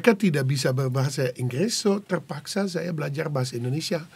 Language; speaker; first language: Indonesian; non-native, fluent; Dutch